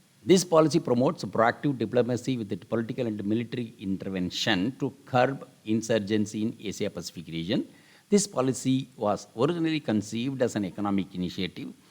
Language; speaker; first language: English; non-native, local second language; Tamil